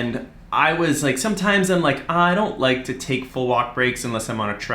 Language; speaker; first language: English; native; English